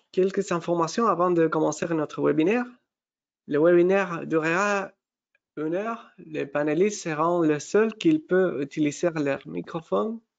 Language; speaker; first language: French; non-native, fluent; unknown